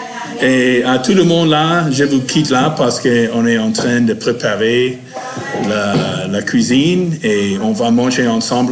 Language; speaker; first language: French; non-native, fluent; English